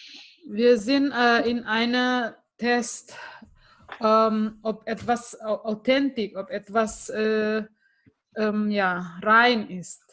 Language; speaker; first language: German; non-native, fluent; Indonesian